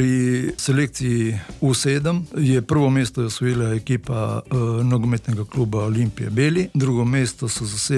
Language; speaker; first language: Slovenian; native; Slovenian